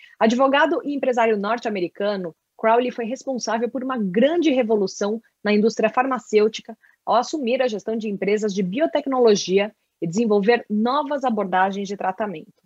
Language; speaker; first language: Portuguese; native; Portuguese